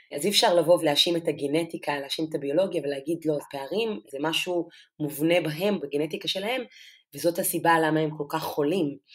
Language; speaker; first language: Hebrew; non-native, local second language; Arabic